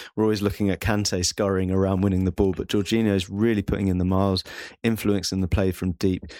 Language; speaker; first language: English; native; English